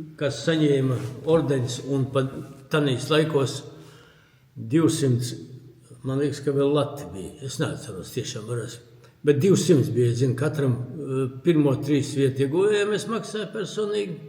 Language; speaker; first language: Latvian; non-native, local second language; Russian